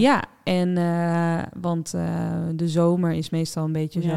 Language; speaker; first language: Dutch; native; Dutch